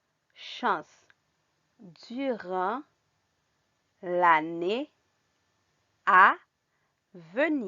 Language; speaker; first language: French; non-native, fluent; Spanish